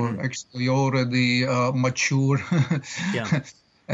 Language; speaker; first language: English; non-native, learner; Latvian